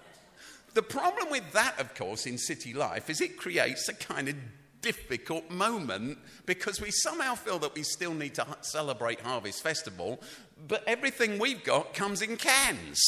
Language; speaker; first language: English; native; English